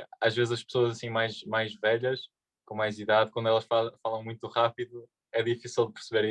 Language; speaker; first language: Portuguese; native; Portuguese